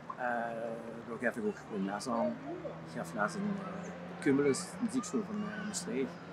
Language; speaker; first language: Dutch; native; Dutch